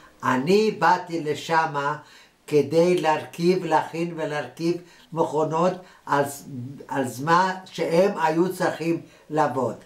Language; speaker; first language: Hebrew; non-native, fluent; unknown